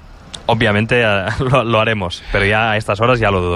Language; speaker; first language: Spanish; native; Spanish